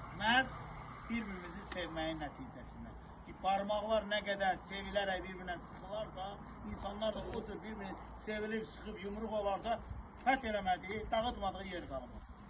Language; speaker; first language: Azerbaijani; non-native, local second language; Talysh